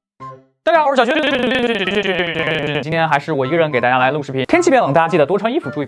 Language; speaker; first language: Chinese; native; Chinese